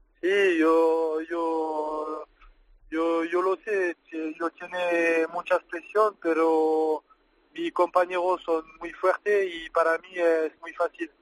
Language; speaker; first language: Spanish; non-native, learner; French